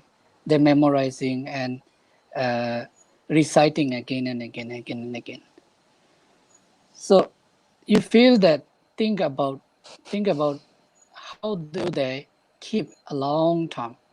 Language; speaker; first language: English; non-native, fluent; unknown